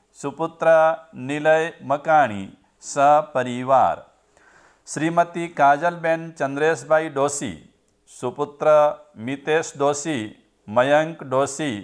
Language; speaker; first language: Hindi; non-native, local second language; Gujarati